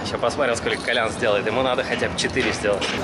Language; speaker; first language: Russian; native; Russian